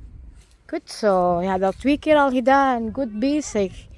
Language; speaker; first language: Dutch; non-native, learner; Filipino